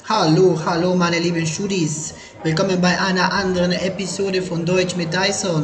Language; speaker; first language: German; non-native, fluent; Spanish